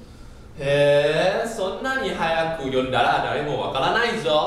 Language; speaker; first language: Japanese; non-native, learner; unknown